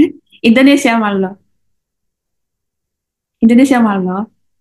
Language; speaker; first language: Korean; non-native, learner; Indonesian